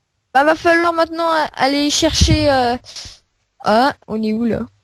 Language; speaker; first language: French; native; French